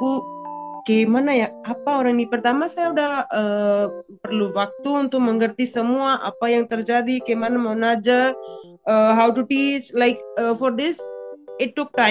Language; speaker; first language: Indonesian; non-native, fluent; Punjabi